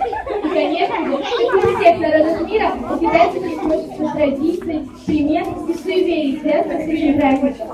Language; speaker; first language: Russian; native; Russian